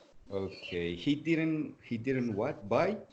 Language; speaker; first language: English; non-native, fluent; Spanish